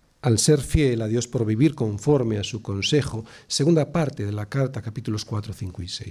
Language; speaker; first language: Spanish; native; Spanish